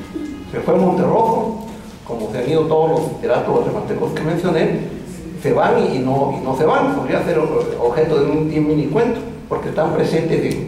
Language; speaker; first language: Spanish; native; Spanish